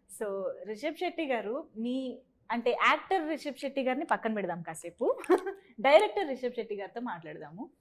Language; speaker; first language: Telugu; native; Telugu